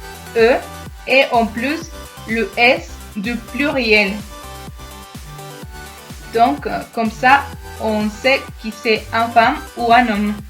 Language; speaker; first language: French; non-native, fluent; Spanish